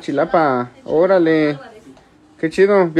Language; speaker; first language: Spanish; native; Spanish